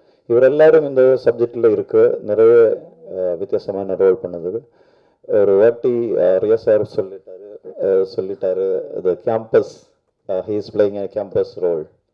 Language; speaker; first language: Tamil; non-native, local second language; Malayalam